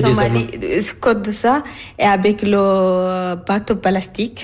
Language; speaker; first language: French; non-native, learner; Arabic